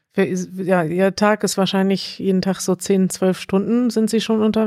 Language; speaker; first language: German; native; German